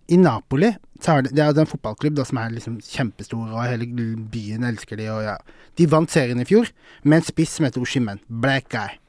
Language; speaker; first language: Norwegian; early bilingual, other home language; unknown